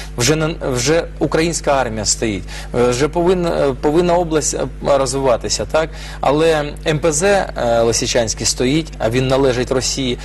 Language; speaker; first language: Ukrainian; non-native, local second language; Russian